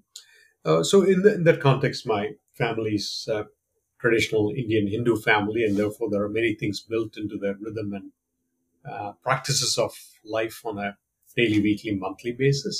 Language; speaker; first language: English; non-native, local second language; Malayalam